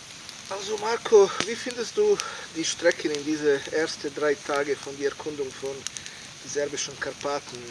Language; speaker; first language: German; non-native, fluent; Serbian